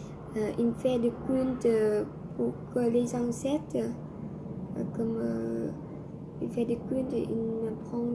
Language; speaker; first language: French; non-native, learner; Vietnamese